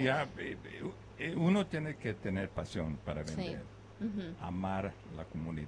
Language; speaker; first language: Spanish; early bilingual, other home language; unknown